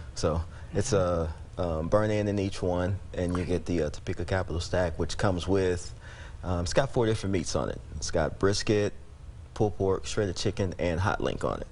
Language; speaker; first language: English; native; English